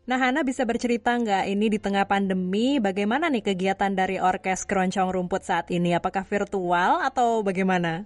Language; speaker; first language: Indonesian; native; Indonesian